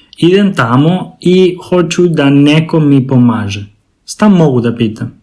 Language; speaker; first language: Serbian; non-native, learner; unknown